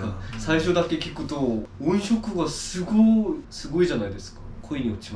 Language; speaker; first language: Japanese; non-native, fluent; Korean